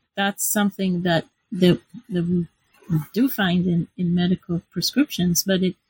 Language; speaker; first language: English; non-native, fluent; Hebrew